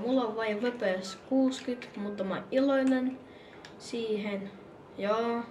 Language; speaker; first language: Finnish; early bilingual, other home language; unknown